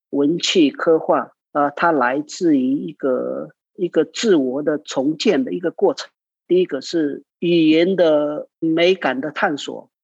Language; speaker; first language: Chinese; non-native, local second language; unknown